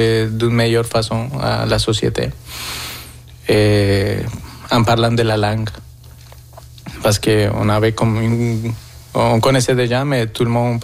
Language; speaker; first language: French; non-native, fluent; Spanish